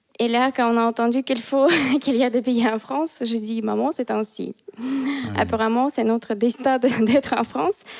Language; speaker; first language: French; non-native, fluent; Russian